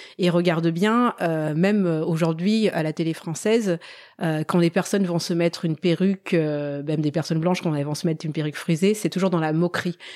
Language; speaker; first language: French; native; French